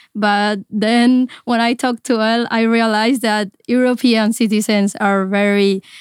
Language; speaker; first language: English; non-native, fluent; Spanish